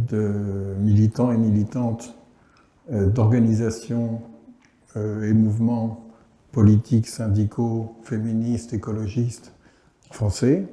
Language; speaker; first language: French; native; French